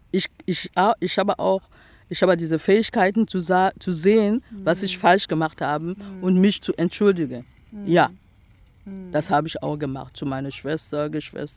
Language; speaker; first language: German; non-native, local second language; French